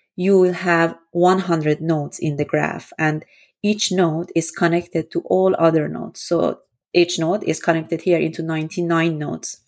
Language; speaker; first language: English; non-native, fluent; Persian